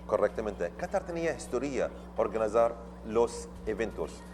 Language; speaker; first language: Spanish; non-native, learner; Arabic